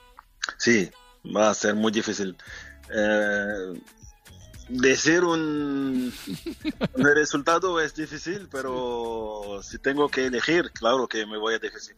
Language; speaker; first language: Spanish; non-native, fluent; French